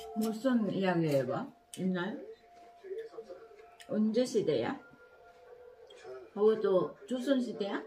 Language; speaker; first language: Korean; non-native, learner; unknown